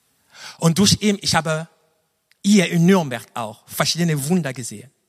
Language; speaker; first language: German; non-native, fluent; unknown